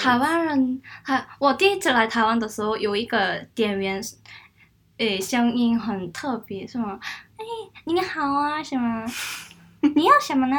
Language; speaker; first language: Chinese; non-native, fluent; Korean